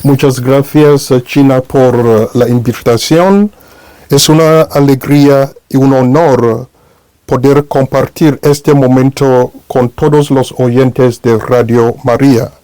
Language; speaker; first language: Spanish; non-native, fluent; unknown